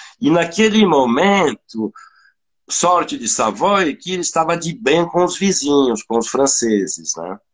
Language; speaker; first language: Portuguese; non-native, fluent; French